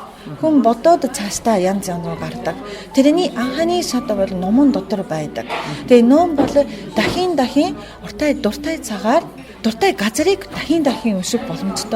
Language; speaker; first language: Mongolian; non-native, fluent; Japanese